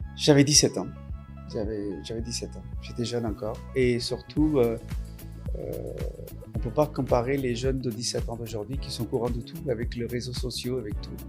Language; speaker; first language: French; non-native, fluent; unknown